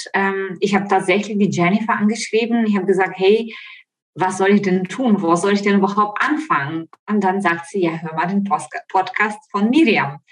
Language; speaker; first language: German; non-native, fluent; Ukrainian